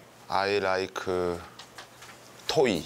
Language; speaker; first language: English; non-native, learner; Korean